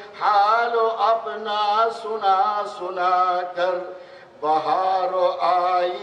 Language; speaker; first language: Urdu; non-native, fluent; Bangla